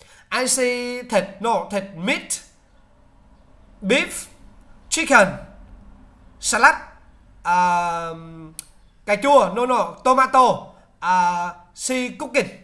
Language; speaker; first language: English; non-native, learner; Vietnamese